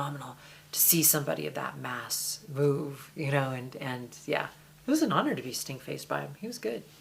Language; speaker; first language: English; native; English